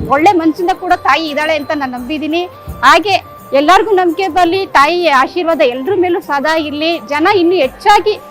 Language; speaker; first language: Kannada; native; Kannada